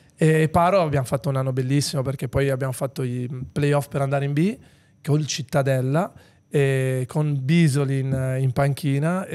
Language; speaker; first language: Italian; native; Italian